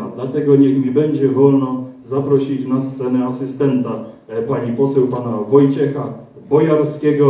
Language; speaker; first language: Polish; native; Polish